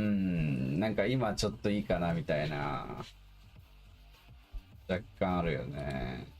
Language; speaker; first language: Japanese; native; Japanese